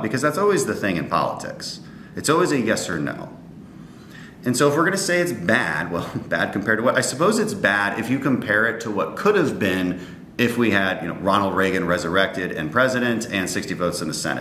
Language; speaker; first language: English; native; English